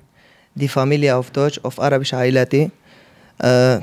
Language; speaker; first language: German; non-native, learner; Arabic